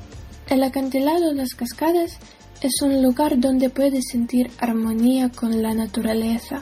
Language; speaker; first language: Spanish; non-native, learner; Ukrainian